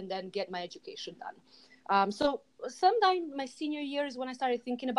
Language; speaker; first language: English; non-native, fluent; Serbian